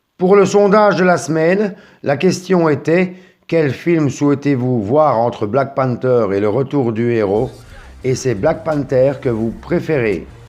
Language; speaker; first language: French; native; French